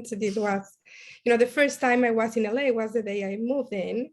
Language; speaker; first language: English; non-native, fluent; Spanish